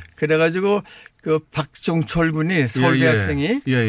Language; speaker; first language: Korean; native; Korean